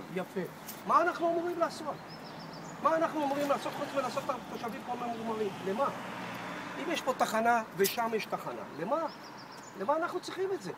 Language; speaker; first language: Hebrew; native; Hebrew